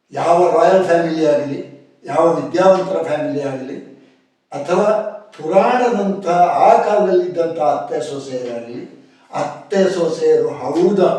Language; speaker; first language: Kannada; non-native, local second language; Tulu